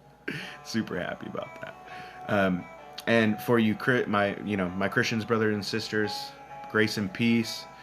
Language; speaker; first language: English; native; English